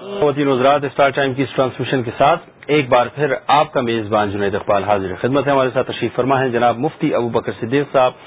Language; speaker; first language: Urdu; native; Urdu